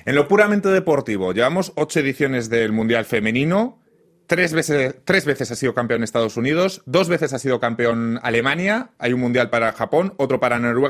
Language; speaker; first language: Spanish; native; Spanish